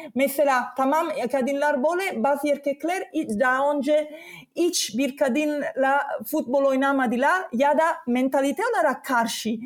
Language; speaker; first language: Turkish; non-native, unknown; Italian